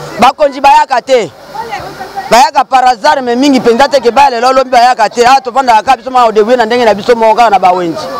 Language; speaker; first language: Lingala; native; Lingala